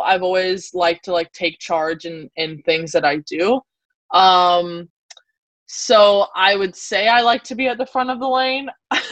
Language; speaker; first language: English; native; English